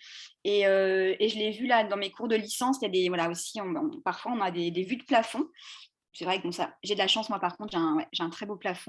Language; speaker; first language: French; native; French